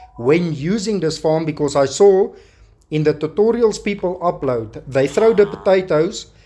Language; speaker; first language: English; non-native, local second language; Afrikaans